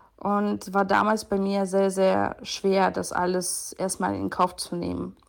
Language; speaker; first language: German; non-native, fluent; Ukrainian